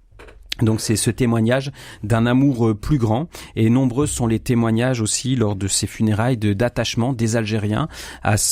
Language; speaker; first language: French; native; French